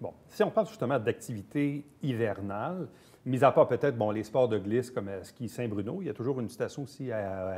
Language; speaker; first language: French; native; French